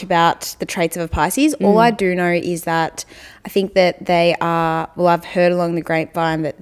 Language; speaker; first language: English; native; English